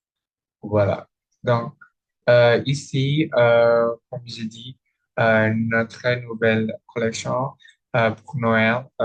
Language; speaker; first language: French; non-native, learner; Indonesian